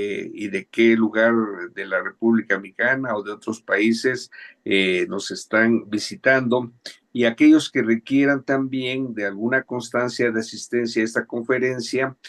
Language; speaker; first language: Spanish; native; Spanish